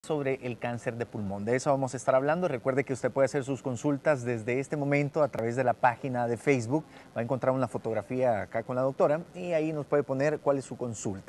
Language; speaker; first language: Spanish; native; Spanish